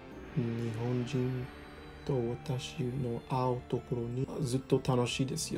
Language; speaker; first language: Japanese; non-native, learner; English